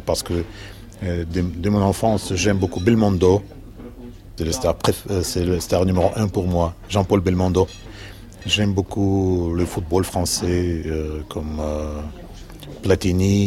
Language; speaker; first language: French; non-native, fluent; Russian